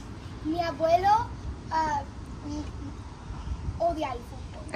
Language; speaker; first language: Spanish; early bilingual, other home language; English